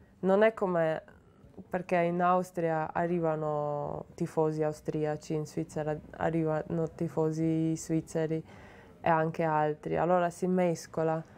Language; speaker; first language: Italian; non-native, learner; Slovenian